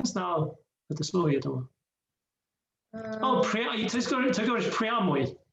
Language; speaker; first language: Russian; non-native, learner; English